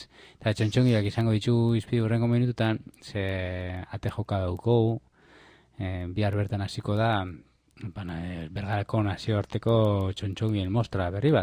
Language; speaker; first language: Basque; native; Basque